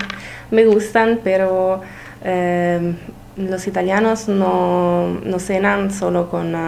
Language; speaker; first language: Spanish; non-native, learner; Italian